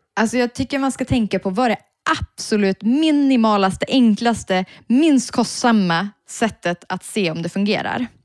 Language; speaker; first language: Swedish; native; Swedish